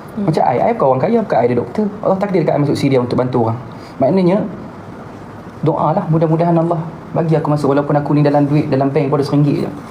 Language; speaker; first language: Malay; native; Malay